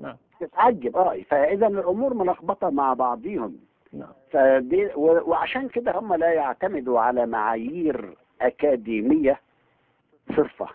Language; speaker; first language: Arabic; native; Arabic